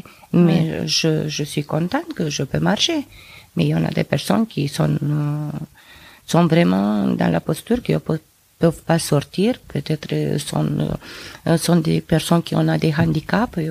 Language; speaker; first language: French; non-native, fluent; Romanian